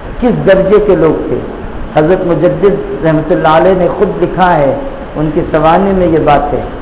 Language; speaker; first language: Urdu; native; Urdu